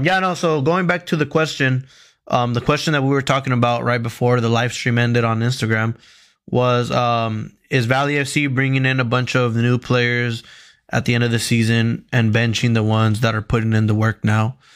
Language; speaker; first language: English; early bilingual, other home language; Spanish